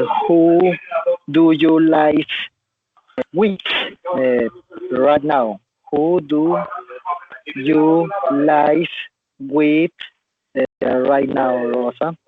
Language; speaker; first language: English; non-native, learner; Spanish